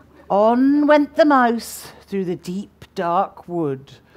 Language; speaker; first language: English; native; English